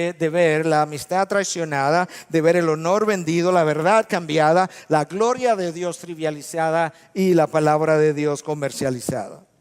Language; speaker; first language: Spanish; native; Spanish